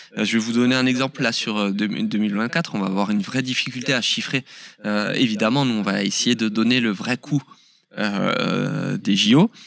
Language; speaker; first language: French; native; French